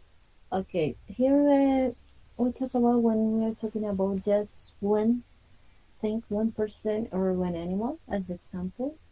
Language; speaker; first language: English; non-native, fluent; Spanish